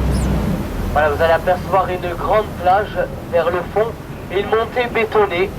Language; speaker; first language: French; native; French